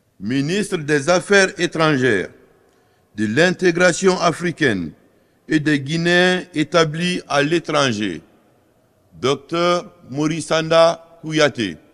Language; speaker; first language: French; non-native, local second language; Fula